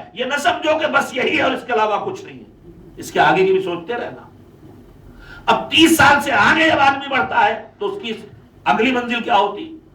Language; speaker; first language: Urdu; native; Urdu